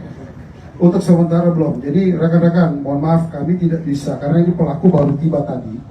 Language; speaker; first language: Indonesian; native; Indonesian